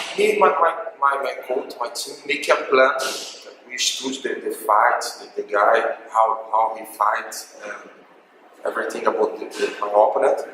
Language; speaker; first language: English; non-native, learner; Portuguese